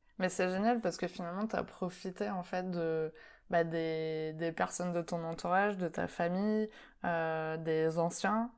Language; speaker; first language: French; native; French